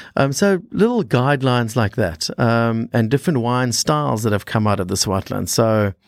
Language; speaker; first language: English; native; English